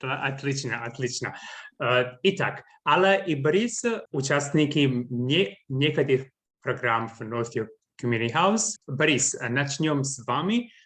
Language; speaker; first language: Russian; non-native, fluent; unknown